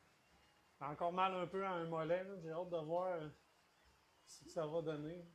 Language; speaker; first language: French; native; French